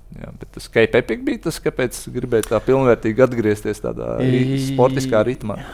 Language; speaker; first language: Latvian; native; Latvian